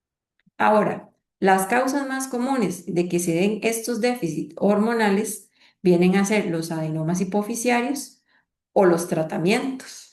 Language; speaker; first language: Spanish; native; Spanish